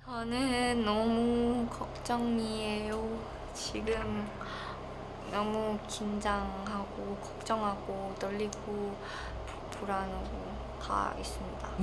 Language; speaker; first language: Korean; non-native, learner; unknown